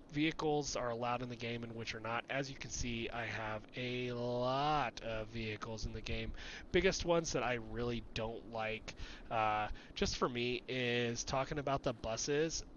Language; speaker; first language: English; native; English